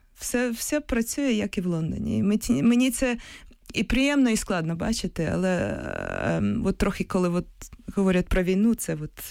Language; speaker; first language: Ukrainian; non-native, local second language; Russian